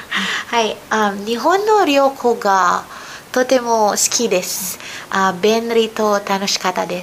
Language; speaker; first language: Japanese; non-native, learner; Filipino